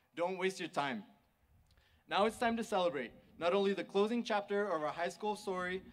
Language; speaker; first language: English; early bilingual, other home language; Spanish